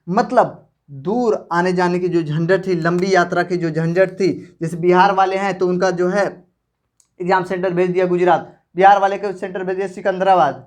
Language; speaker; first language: Hindi; native; Hindi